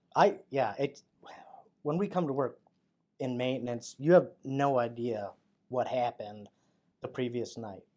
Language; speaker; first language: English; native; English